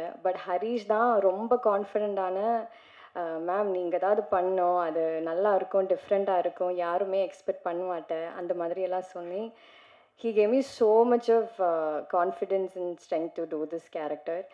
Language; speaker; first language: Tamil; non-native, learner; Malayalam